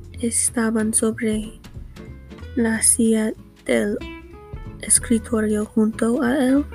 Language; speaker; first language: Spanish; non-native, learner; English